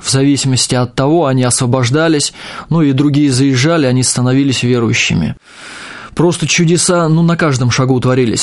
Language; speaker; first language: Russian; native; Russian